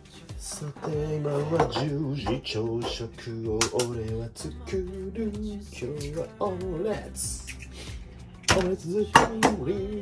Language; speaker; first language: Japanese; native; Japanese